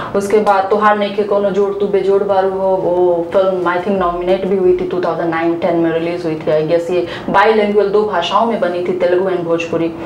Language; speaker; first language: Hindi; non-native, local second language; Bhojpuri